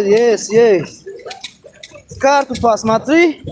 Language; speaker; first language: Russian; non-native, learner; Tajik